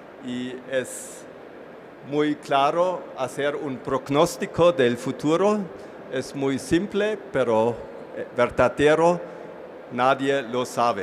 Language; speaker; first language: Spanish; non-native, fluent; German